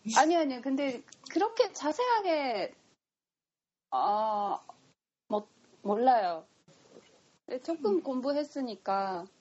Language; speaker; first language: Korean; non-native, fluent; Japanese